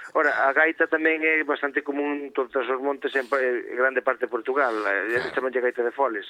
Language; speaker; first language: Galician; native; Galician